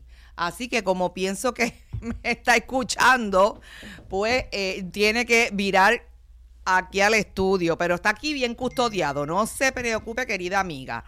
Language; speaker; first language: Spanish; native; Spanish